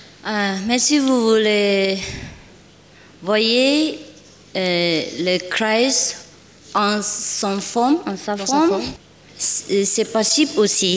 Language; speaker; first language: French; non-native, learner; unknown